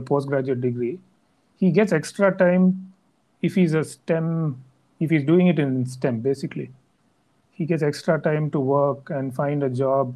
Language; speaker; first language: English; non-native, local second language; Tamil